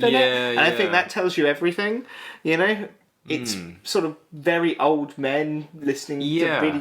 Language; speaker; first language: English; native; English